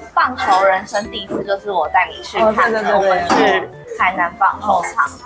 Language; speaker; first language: Chinese; non-native, fluent; Korean